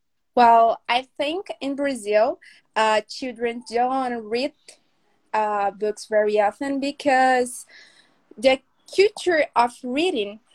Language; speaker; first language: English; non-native, fluent; Portuguese